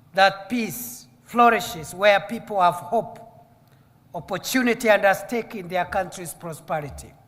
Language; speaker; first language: English; non-native, local second language; Swahili